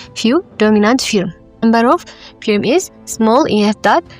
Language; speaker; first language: English; non-native, local second language; Amharic